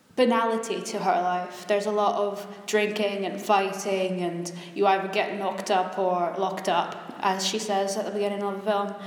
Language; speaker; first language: English; native; English